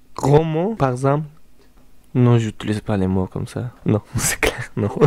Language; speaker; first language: French; non-native, fluent; Turkish